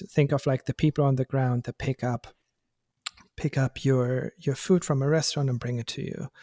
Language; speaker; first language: English; non-native, fluent; German